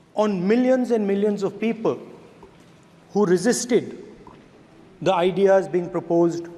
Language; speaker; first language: English; non-native, local second language; Hindi